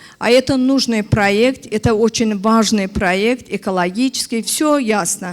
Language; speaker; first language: Russian; non-native, learner; Azerbaijani